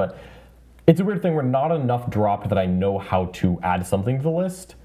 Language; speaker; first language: English; native; English